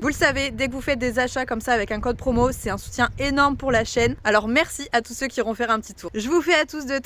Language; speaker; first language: French; native; French